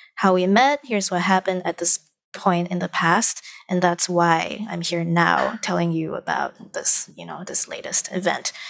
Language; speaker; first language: English; non-native, local second language; Chinese